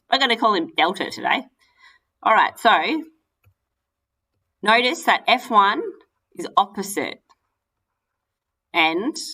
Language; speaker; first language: English; native; English